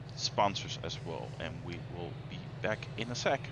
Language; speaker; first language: English; non-native, fluent; Dutch